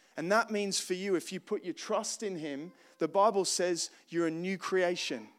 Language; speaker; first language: English; native; English